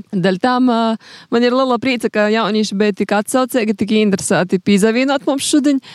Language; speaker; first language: Latvian; native; Latvian